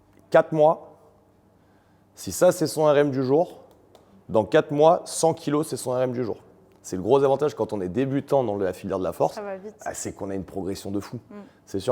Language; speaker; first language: French; native; French